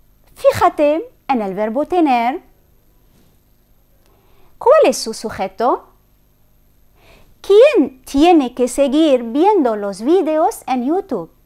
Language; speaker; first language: Spanish; non-native, fluent; Arabic